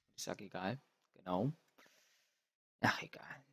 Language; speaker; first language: German; native; German